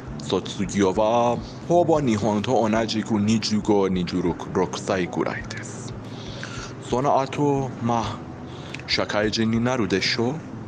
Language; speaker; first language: Japanese; non-native, learner; Persian